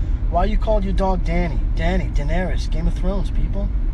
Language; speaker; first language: English; early bilingual, other home language; Spanish